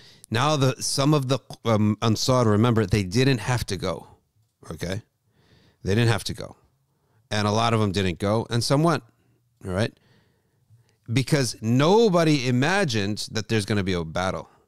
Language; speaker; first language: English; native; English